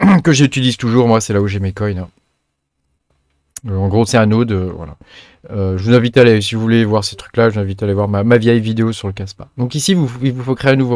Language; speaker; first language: French; native; French